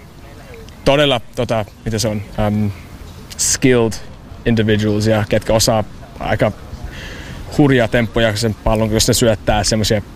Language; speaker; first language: Finnish; non-native, fluent; English